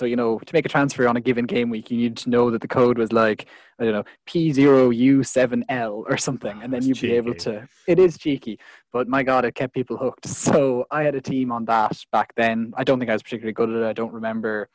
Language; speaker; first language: English; native; English